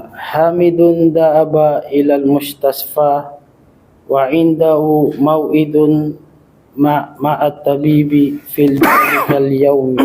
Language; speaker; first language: Arabic; non-native, learner; Filipino